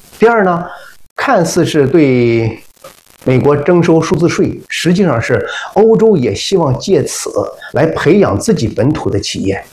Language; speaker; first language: Chinese; native; Chinese